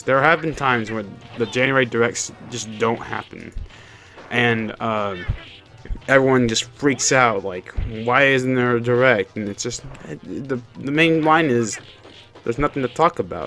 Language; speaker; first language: English; native; English